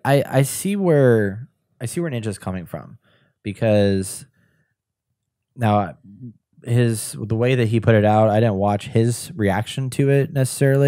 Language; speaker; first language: English; native; English